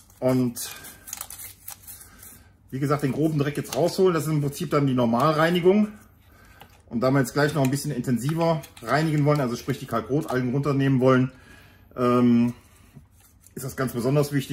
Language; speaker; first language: German; native; German